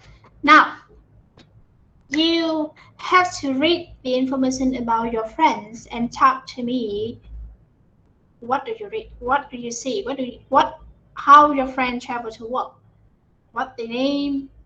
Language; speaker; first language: English; non-native, fluent; Vietnamese